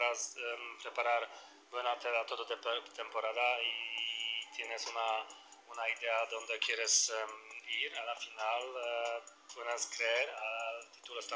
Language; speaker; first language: Spanish; non-native, learner; Polish